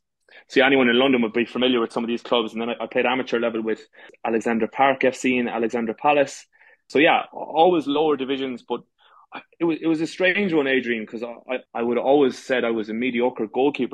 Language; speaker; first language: English; native; English